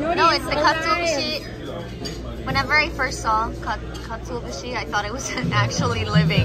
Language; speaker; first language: English; native; English